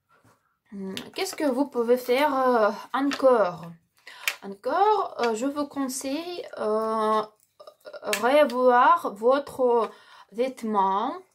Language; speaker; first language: French; non-native, learner; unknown